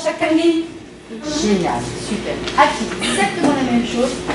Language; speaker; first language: French; non-native, learner; Portuguese